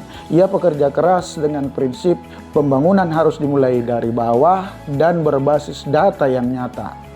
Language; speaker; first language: Indonesian; native; Indonesian